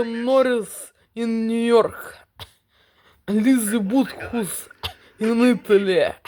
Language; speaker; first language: English; non-native, learner; Russian